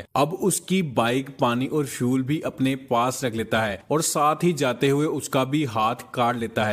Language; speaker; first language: Hindi; native; Hindi